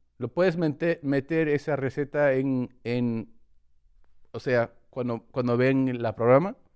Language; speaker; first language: Spanish; early bilingual, heritage; Spanish